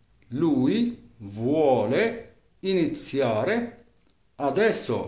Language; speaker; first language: Italian; non-native, fluent; Arabic